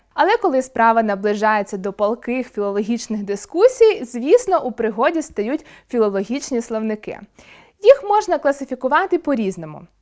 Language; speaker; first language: Ukrainian; native; Ukrainian